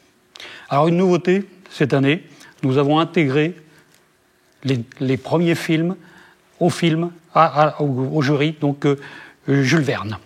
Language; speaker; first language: French; native; French